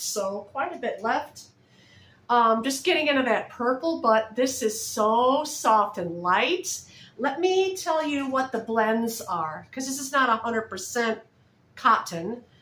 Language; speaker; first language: English; native; English